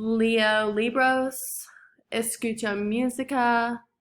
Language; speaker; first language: Spanish; non-native, learner; English